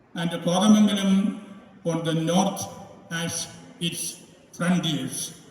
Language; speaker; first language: English; non-native, local second language; Malayalam